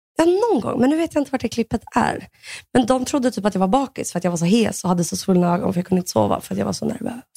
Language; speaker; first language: Swedish; early bilingual, other home language; Russian